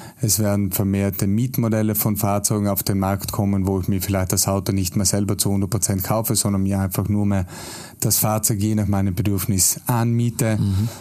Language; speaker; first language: German; native; German